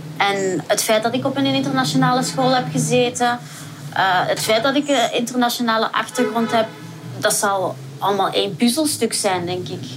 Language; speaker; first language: Dutch; native; Dutch